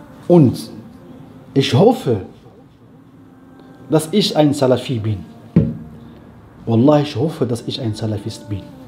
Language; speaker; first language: German; non-native, fluent; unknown